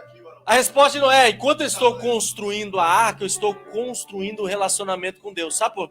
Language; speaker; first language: Portuguese; native; Portuguese